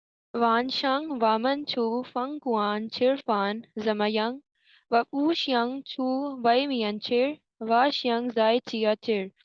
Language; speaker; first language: Chinese; non-native, learner; Urdu